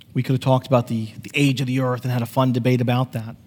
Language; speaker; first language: English; native; English